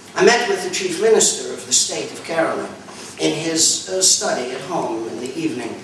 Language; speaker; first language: English; native; English